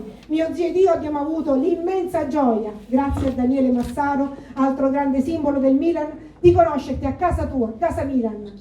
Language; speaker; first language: Italian; native; Italian